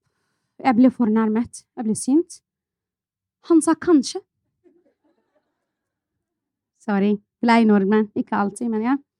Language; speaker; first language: Norwegian; non-native, fluent; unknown